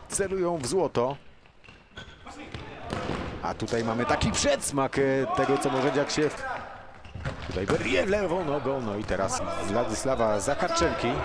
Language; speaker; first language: Polish; native; Polish